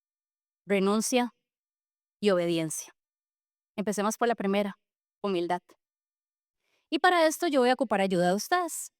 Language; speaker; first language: Spanish; native; Spanish